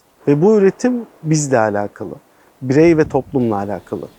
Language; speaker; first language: Turkish; native; Turkish